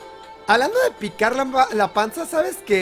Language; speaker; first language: Spanish; native; Spanish